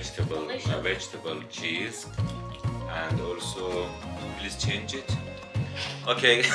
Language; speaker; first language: English; non-native, learner; Azerbaijani